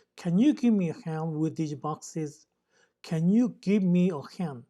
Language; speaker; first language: English; non-native, fluent; Korean